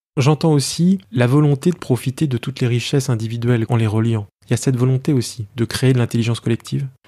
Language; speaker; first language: French; native; French